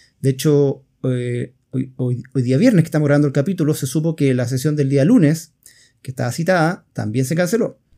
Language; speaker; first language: Spanish; native; Spanish